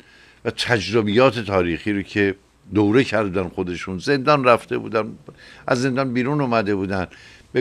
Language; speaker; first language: Persian; native; Persian